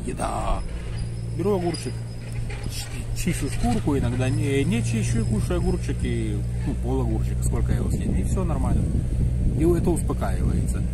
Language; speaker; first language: Russian; native; Russian